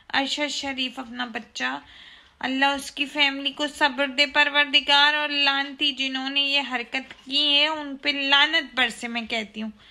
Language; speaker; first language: Urdu; native; Urdu